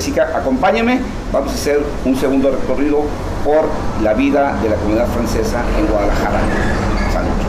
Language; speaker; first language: Spanish; native; Spanish